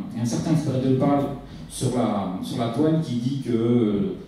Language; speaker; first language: French; native; French